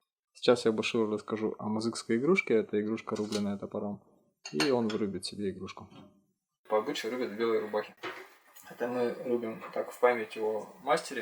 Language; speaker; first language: Russian; native; Russian